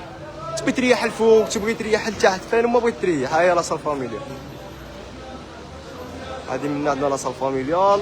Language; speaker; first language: Arabic; native; Arabic